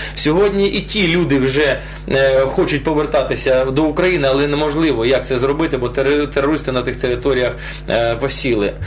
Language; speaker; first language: Ukrainian; non-native, local second language; Russian